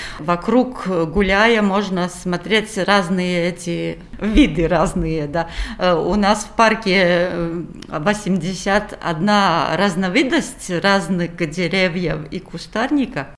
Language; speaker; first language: Russian; non-native, local second language; Latvian